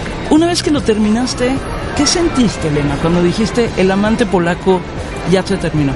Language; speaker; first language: Spanish; native; Spanish